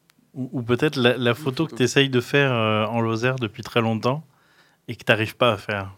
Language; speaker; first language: French; native; French